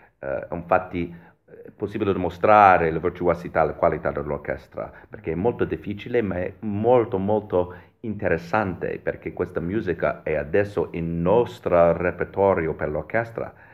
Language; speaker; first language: Italian; non-native, fluent; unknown